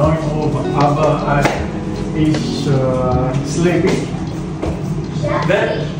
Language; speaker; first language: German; non-native, learner; Filipino